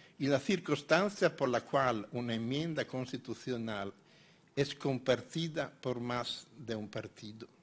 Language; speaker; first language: Spanish; non-native, fluent; Italian